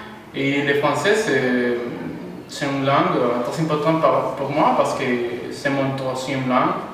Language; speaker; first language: French; non-native, learner; Spanish